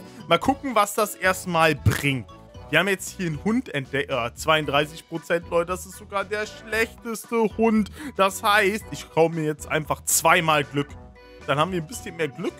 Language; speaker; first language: German; native; German